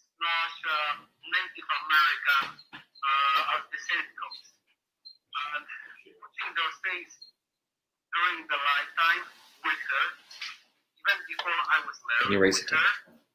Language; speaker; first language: English; non-native, fluent; Polish